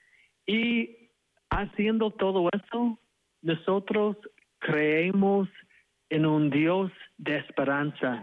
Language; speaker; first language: Spanish; non-native, fluent; English